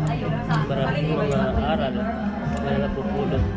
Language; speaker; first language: Filipino; native; Filipino